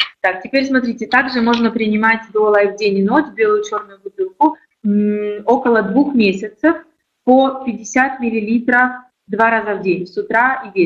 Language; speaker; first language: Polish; non-native, learner; Russian